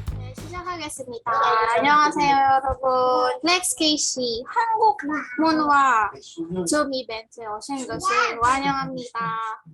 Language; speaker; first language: Korean; non-native, learner; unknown